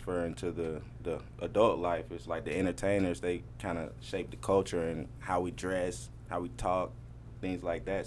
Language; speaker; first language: English; native; English